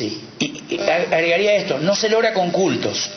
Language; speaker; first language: Spanish; native; Spanish